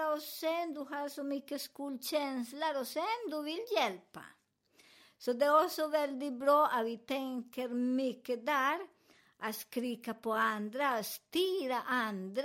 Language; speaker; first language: Swedish; non-native, learner; Spanish